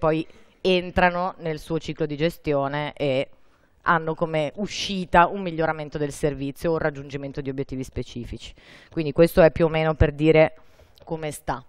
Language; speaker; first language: Italian; native; Italian